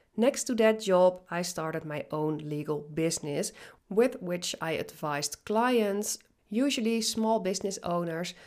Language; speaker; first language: English; non-native, fluent; Dutch